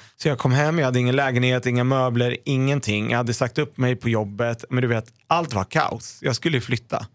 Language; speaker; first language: Swedish; early bilingual, other home language; Arabic